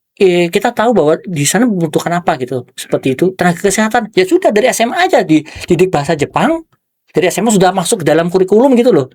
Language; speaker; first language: Indonesian; native; Indonesian